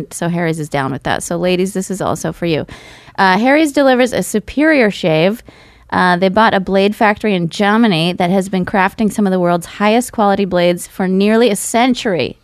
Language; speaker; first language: English; early bilingual, other home language; Russian